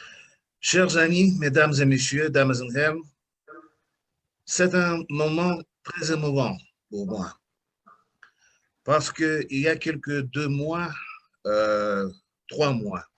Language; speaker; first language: French; non-native, fluent; Russian